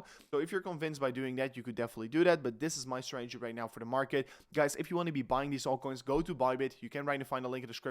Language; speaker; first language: English; non-native, fluent; Dutch